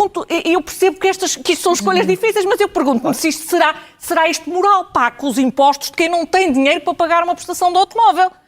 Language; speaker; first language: Portuguese; native; Portuguese